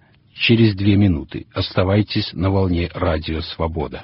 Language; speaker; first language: Russian; non-native, fluent; Italian